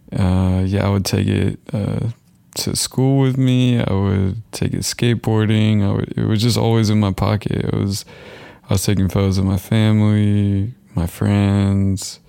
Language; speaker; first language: English; native; English